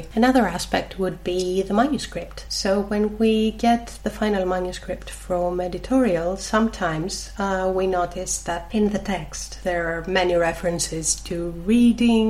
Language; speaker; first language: English; non-native, fluent; Greek